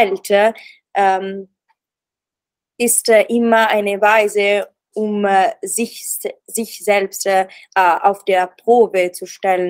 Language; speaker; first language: German; non-native, learner; Italian